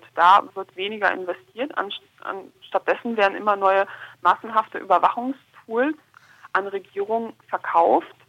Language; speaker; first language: German; native; German